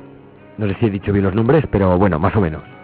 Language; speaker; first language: Spanish; native; Spanish